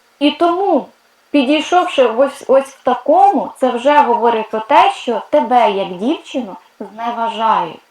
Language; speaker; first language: Ukrainian; non-native, local second language; Russian